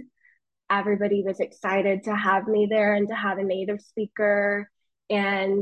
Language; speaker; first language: English; native; English